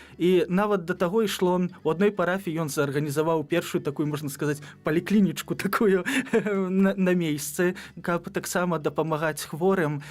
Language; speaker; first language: Belarusian; native; Belarusian